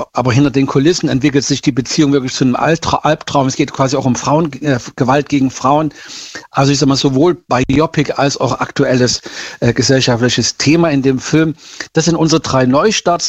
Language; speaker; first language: German; native; German